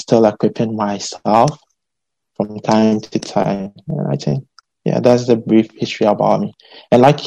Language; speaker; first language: English; non-native, local second language; Akan